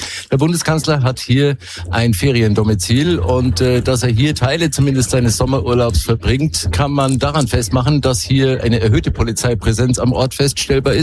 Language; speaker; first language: German; native; German